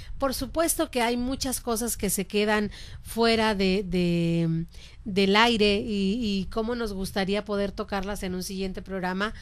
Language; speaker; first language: Spanish; native; Spanish